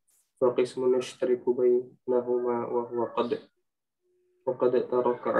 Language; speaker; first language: Arabic; non-native, learner; Indonesian